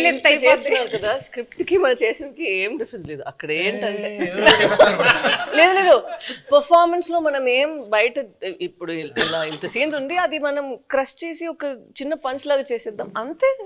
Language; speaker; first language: Telugu; non-native, fluent; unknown